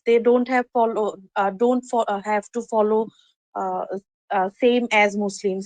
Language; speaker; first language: English; non-native, learner; Bangla